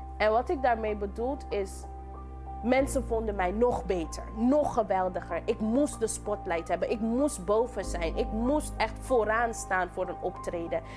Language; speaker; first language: Dutch; non-native, local second language; English